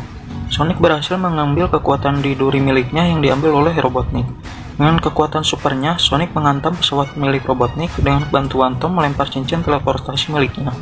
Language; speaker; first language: Indonesian; native; Indonesian